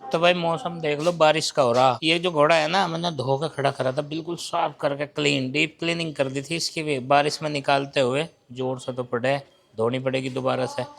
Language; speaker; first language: Hindi; native; Hindi